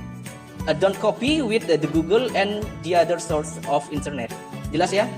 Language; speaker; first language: English; non-native, learner; Indonesian